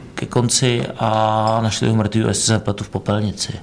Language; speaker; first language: Czech; native; Czech